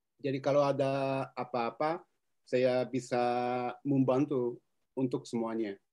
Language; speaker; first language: Indonesian; non-native, fluent; Japanese